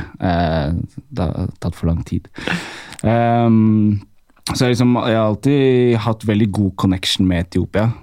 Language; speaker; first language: Norwegian; early bilingual, other home language; Amharic